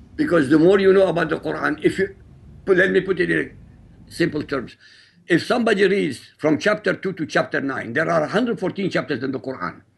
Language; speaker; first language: English; non-native, fluent; Arabic